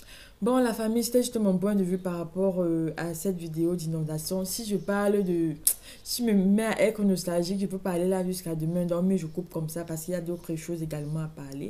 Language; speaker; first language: French; native; French